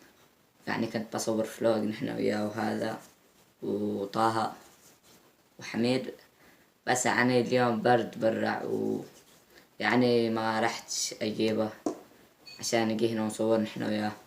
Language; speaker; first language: Arabic; native; Arabic